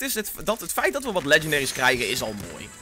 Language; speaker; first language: Dutch; native; Dutch